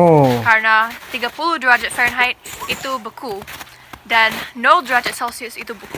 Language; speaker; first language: Indonesian; non-native, fluent; English